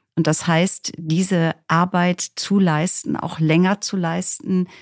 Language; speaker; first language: German; native; German